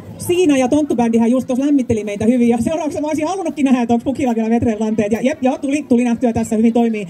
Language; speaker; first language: Finnish; native; Finnish